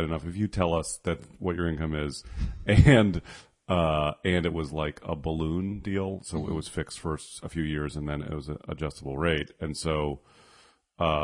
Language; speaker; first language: English; native; English